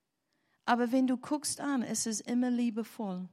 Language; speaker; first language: German; non-native, learner; English